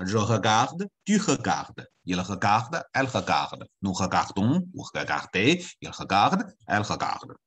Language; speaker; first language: French; non-native, fluent; Chinese